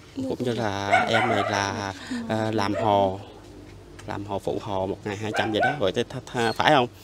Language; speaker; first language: Vietnamese; non-native, local second language; Khmer